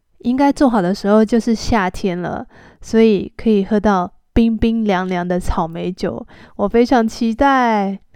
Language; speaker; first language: Chinese; native; Chinese